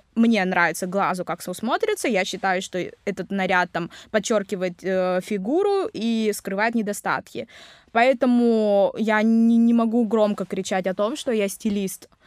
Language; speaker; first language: Russian; non-native, local second language; Vietnamese